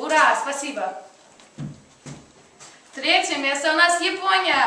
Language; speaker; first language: Russian; non-native, learner; English